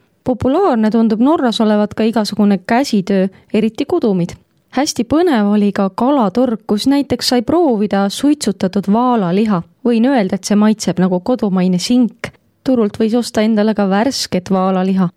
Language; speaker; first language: Estonian; native; Estonian